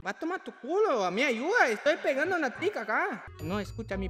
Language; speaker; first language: Spanish; non-native, learner; Portuguese